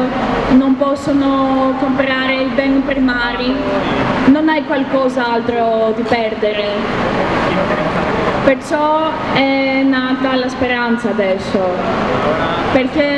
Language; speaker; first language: Italian; non-native, learner; Greek